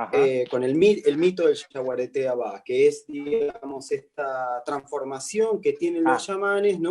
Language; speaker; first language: Spanish; native; Spanish